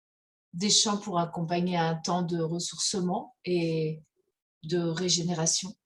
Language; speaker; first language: French; native; French